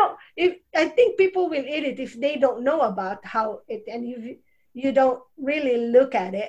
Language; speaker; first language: English; non-native, local second language; Bikol